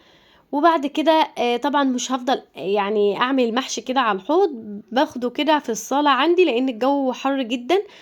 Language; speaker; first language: Arabic; native; Arabic